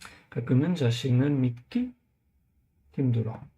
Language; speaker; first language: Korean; non-native, learner; English